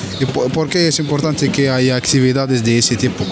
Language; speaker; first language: Spanish; non-native, learner; Arabic